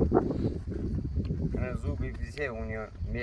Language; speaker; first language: Russian; non-native, learner; Turkmen